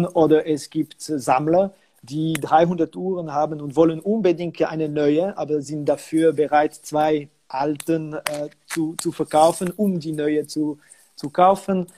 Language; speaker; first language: German; non-native, local second language; French